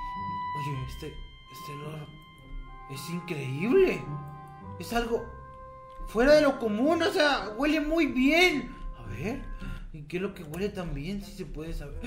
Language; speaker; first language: Spanish; native; Spanish